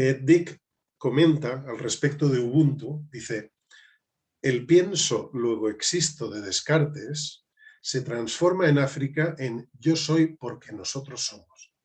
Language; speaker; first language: Spanish; native; Spanish